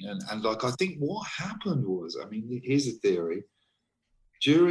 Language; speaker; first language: English; native; English